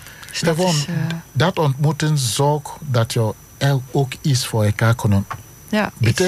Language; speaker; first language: Dutch; non-native, fluent; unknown